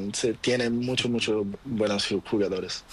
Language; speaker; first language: Spanish; non-native, learner; Portuguese